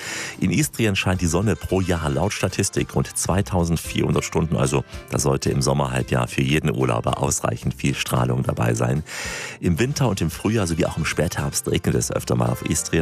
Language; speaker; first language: German; native; German